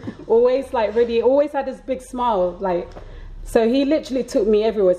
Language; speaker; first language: English; early bilingual, other home language; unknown